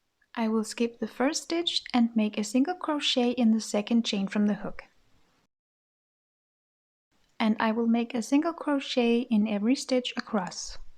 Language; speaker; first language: English; non-native, fluent; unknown